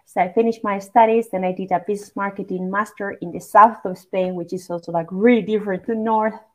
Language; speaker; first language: English; non-native, fluent; Basque